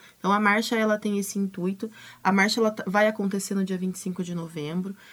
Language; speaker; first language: Portuguese; native; Portuguese